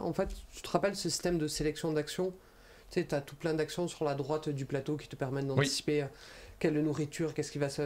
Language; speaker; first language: French; native; French